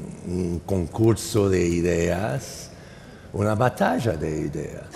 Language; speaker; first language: Spanish; non-native, fluent; English